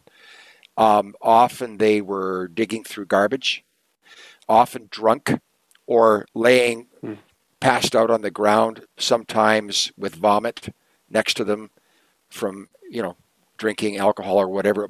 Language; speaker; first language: English; native; English